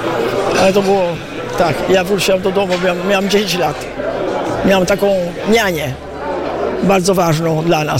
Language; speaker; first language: Polish; early bilingual, heritage; Italian